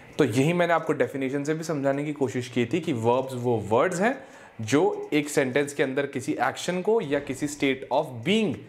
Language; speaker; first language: Hindi; native; Hindi